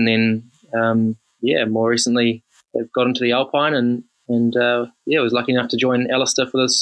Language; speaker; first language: English; native; English